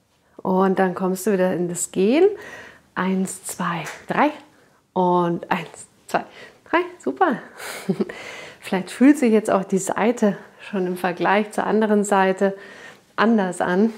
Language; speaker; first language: German; native; German